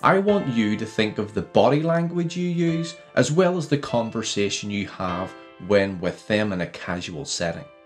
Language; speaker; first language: English; native; English